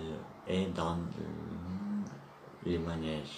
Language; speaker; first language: French; non-native, learner; Turkish